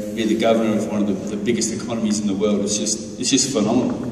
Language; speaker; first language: English; native; English